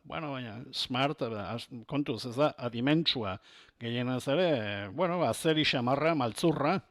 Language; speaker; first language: Basque; non-native, local second language; Spanish